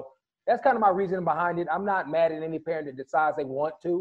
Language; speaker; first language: English; native; English